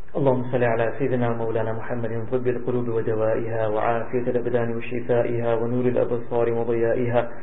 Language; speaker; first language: Arabic; non-native, fluent; English